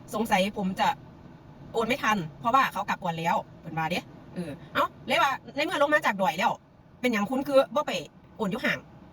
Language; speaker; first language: Thai; native; Thai